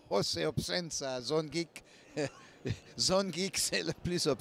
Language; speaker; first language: French; non-native, learner; English